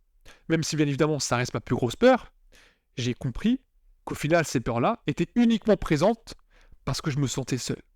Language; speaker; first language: French; native; French